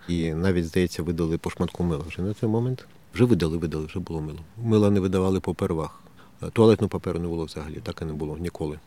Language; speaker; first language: Ukrainian; native; Ukrainian